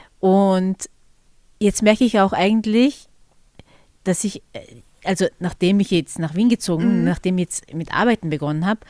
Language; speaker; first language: German; early bilingual, other home language; Turkish